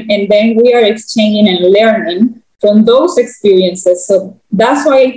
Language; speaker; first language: English; non-native, fluent; Spanish